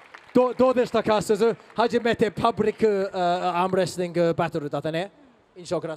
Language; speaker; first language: Japanese; non-native, learner; English